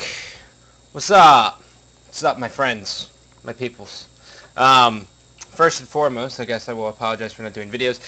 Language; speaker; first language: English; native; English